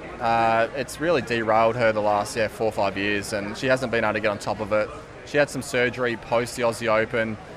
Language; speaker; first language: English; native; English